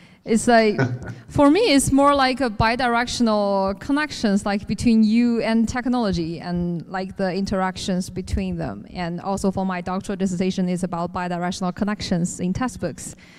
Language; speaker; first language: English; non-native, fluent; Chinese